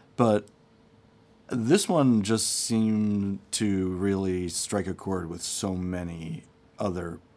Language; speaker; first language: English; native; English